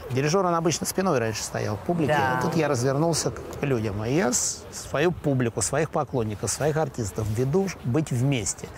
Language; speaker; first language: Russian; native; Russian